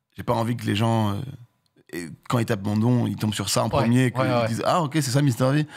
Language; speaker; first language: French; native; French